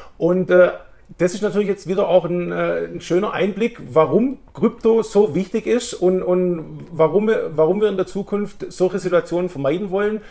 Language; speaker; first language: German; early bilingual, heritage; German